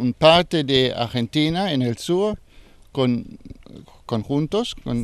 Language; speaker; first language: Spanish; non-native, learner; German